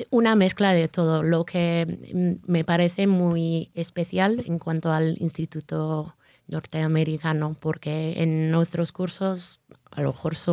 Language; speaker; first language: Spanish; non-native, fluent; English